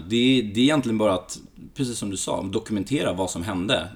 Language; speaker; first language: Swedish; early bilingual, other home language; Greek